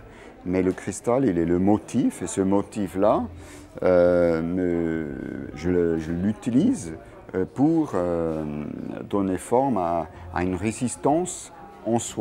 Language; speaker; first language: French; non-native, local second language; German